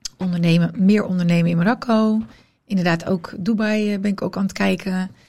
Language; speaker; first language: Dutch; early bilingual, other home language; Riffian